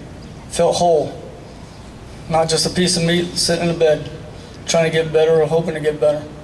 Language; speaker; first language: English; native; English